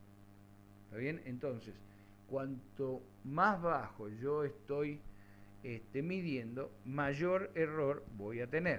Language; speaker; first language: Spanish; native; Spanish